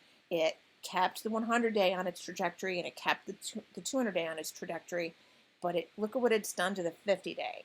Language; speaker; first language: English; native; English